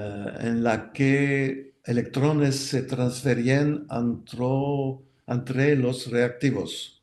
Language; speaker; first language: Spanish; non-native, fluent; French